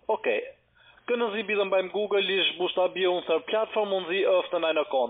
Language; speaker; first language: German; non-native, learner; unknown